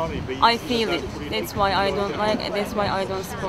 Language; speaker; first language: English; non-native, learner; Turkish